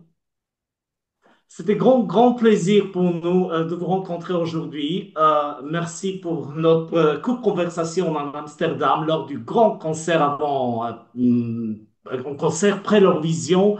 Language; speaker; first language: French; non-native, learner; Polish